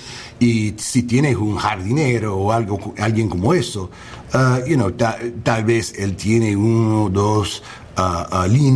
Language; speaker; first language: Spanish; non-native, learner; English